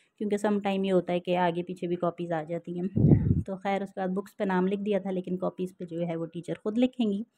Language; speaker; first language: Urdu; native; Urdu